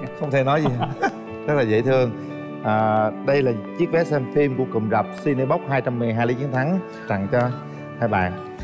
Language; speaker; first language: Vietnamese; native; Vietnamese